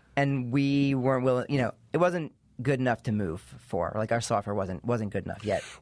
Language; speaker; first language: English; native; English